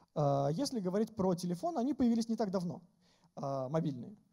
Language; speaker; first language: Russian; native; Russian